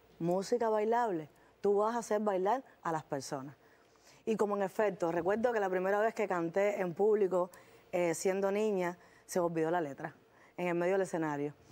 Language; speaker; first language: Spanish; native; Spanish